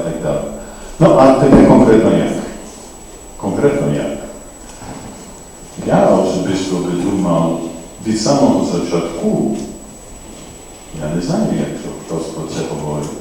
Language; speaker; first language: Ukrainian; non-native, fluent; English